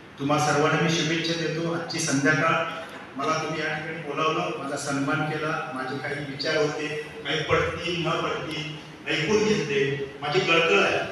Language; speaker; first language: Marathi; native; Marathi